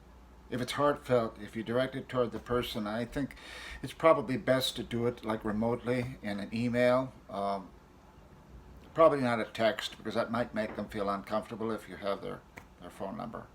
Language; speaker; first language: English; native; English